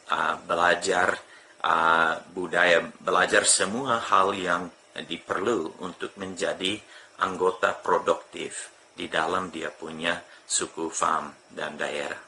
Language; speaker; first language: Indonesian; non-native, fluent; English